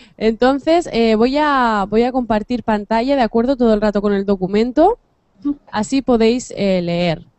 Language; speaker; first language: Spanish; native; Spanish